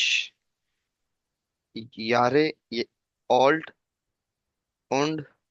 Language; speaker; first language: German; non-native, learner; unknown